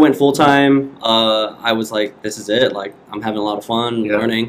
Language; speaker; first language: English; native; English